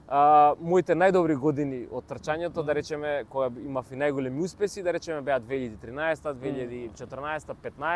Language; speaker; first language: Macedonian; native; Macedonian